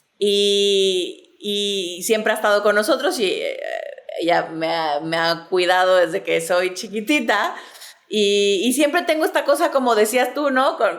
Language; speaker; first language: Spanish; native; Spanish